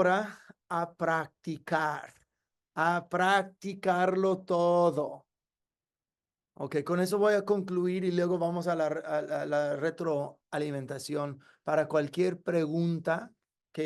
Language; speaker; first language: Spanish; non-native, fluent; English